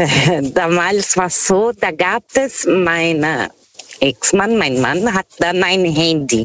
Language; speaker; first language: German; non-native, fluent; Portuguese